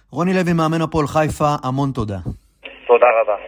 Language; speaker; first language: Hebrew; native; Hebrew